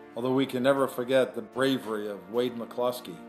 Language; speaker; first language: English; native; English